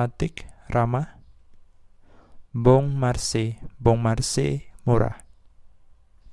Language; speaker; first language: French; non-native, learner; Indonesian